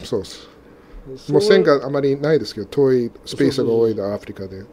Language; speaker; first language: Japanese; non-native, fluent; English